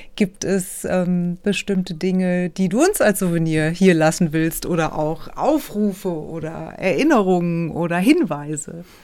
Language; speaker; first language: German; native; German